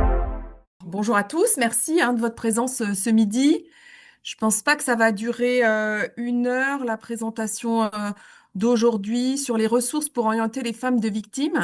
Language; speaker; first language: French; native; French